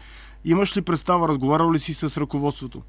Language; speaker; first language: Bulgarian; native; Bulgarian